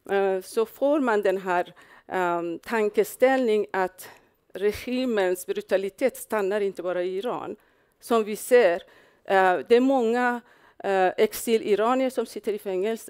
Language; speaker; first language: Swedish; non-native, fluent; Persian